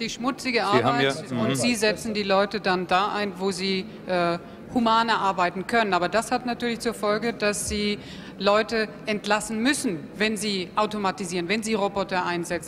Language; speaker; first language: German; native; German